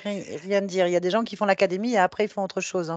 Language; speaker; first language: French; native; French